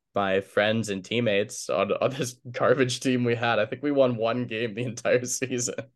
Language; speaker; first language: English; native; English